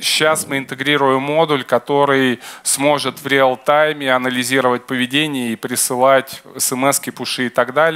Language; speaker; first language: Russian; native; Russian